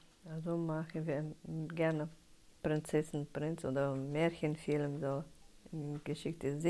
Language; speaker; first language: German; non-native, learner; Russian